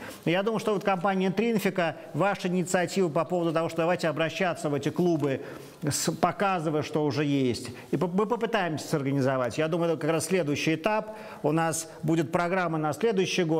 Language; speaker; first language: Russian; native; Russian